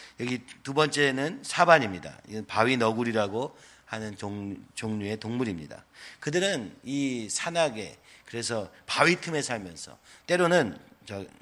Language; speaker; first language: Korean; native; Korean